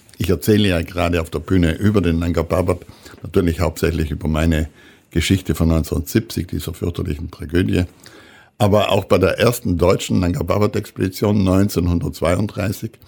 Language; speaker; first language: German; native; German